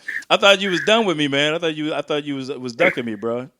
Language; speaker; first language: English; native; English